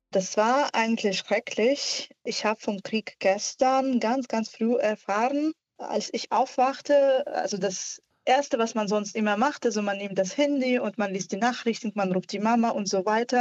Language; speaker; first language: German; non-native, fluent; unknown